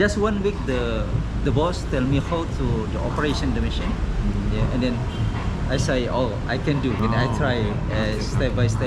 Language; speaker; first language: English; non-native, learner; Indonesian